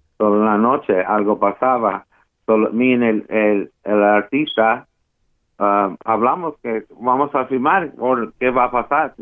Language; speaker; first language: Spanish; early bilingual, heritage; Spanish